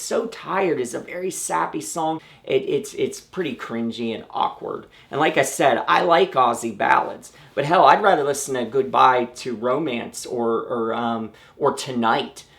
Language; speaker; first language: English; native; English